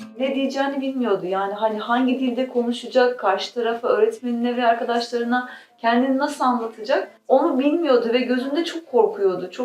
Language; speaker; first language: Turkish; native; Turkish